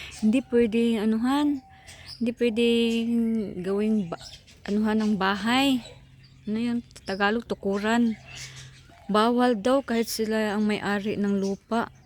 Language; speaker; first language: Filipino; non-native, local second language; Cebuano